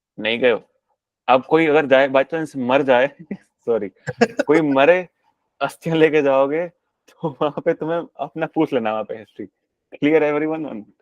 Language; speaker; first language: Hindi; native; Hindi